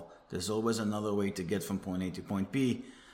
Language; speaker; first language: English; non-native, fluent; Hebrew